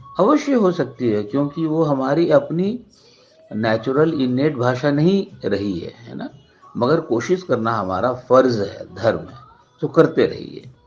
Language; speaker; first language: Hindi; native; Hindi